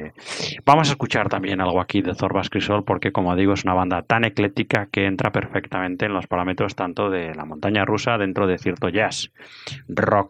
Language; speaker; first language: Spanish; native; Spanish